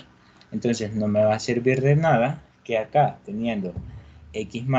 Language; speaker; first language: Spanish; native; Spanish